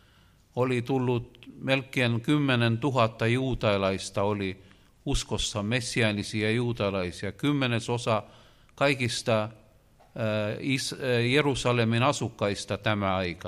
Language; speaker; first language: Finnish; non-native, learner; Russian